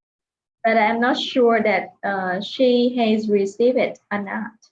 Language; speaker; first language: English; non-native, fluent; Vietnamese